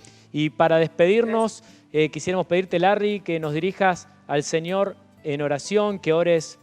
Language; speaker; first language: Spanish; native; Spanish